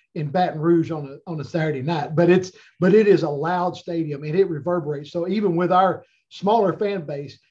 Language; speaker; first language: English; native; English